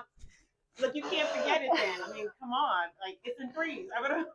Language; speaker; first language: English; native; English